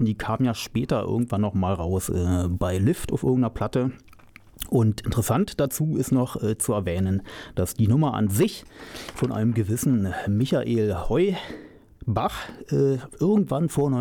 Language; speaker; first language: German; native; German